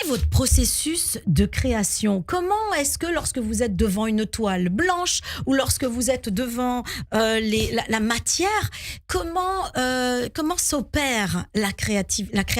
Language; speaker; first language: French; native; French